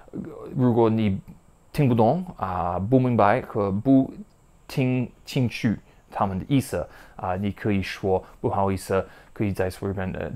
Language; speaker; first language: Chinese; non-native, learner; English